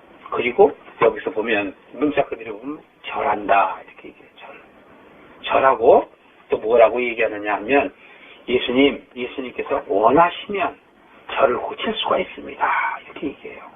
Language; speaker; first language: Korean; native; Korean